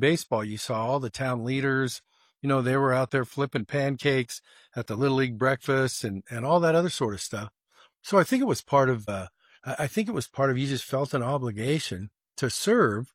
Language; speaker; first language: English; native; English